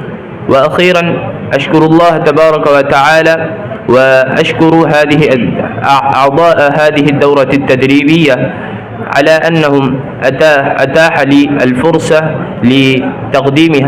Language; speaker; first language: Arabic; non-native, learner; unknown